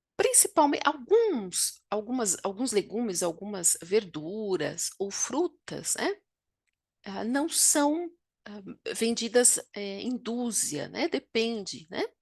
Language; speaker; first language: Portuguese; native; Portuguese